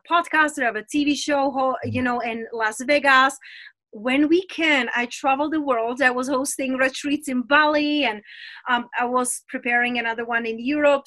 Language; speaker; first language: English; non-native, fluent; Czech